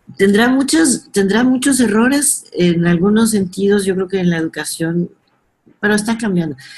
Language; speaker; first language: Spanish; native; Spanish